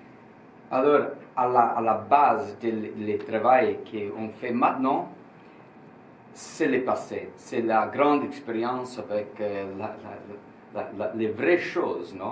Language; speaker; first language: French; non-native, learner; Italian